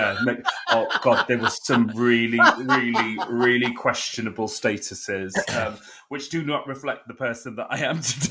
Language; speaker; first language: English; native; English